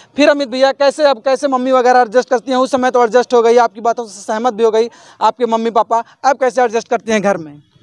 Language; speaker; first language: Hindi; native; Hindi